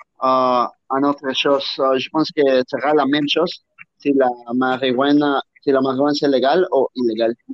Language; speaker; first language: French; non-native, learner; Spanish